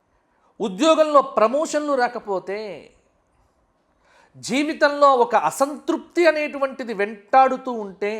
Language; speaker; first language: Telugu; native; Telugu